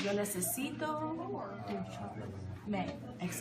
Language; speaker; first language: Spanish; non-native, fluent; English